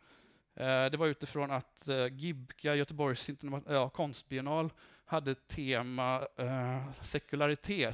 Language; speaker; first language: Swedish; native; Swedish